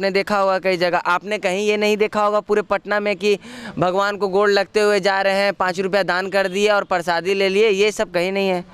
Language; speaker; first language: Hindi; native; Hindi